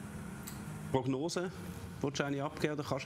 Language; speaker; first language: German; native; German